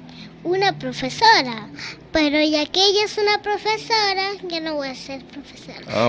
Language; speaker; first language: Spanish; early bilingual, other home language; Haitian Creole